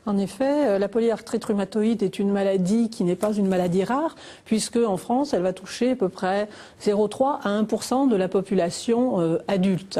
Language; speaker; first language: French; native; French